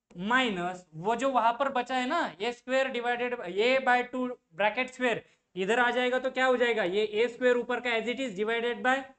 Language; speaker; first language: Hindi; non-native, local second language; Marathi